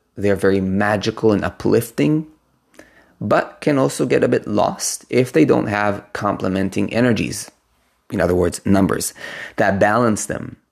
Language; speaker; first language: English; non-native, fluent; Hebrew